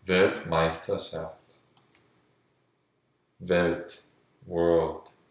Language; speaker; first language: German; non-native, learner; English